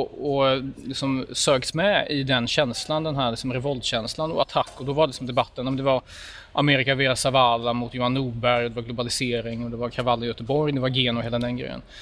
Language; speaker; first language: Swedish; early bilingual, other home language; Polish